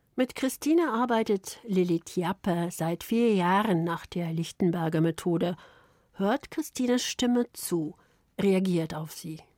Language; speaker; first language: German; early bilingual, other home language; Polish